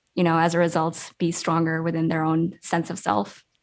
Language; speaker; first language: English; early bilingual, other home language; Urdu